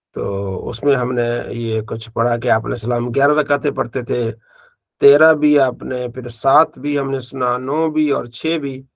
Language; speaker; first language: Urdu; native; Urdu